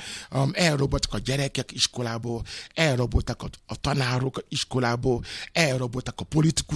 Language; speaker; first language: Hungarian; non-native, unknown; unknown